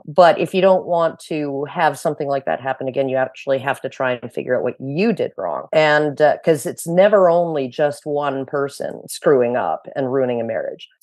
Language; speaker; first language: English; native; English